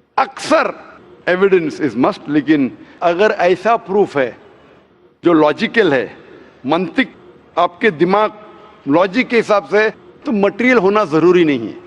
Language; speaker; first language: Hindi; non-native, local second language; Konkani